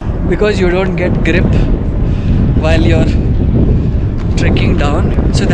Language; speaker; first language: English; non-native, local second language; Telugu